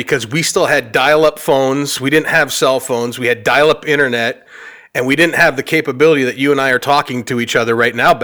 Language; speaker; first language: English; native; English